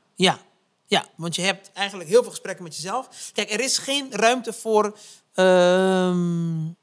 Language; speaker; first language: Dutch; native; Dutch